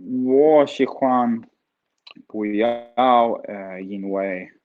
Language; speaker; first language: Chinese; non-native, learner; Swedish